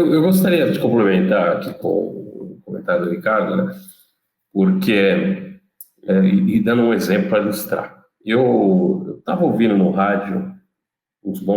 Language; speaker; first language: Portuguese; native; Portuguese